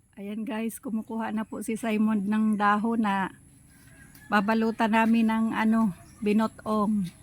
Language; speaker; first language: Filipino; non-native, local second language; Bikol